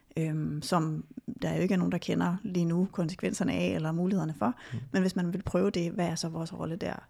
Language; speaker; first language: Danish; native; Danish